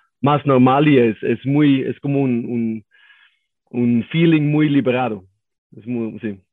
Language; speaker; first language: Spanish; non-native, learner; German